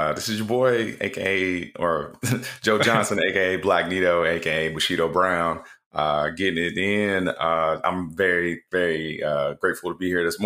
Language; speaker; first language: English; native; English